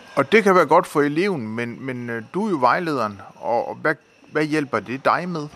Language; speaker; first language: Danish; native; Danish